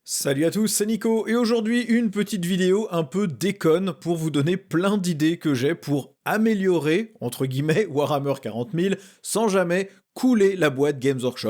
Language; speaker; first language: French; native; French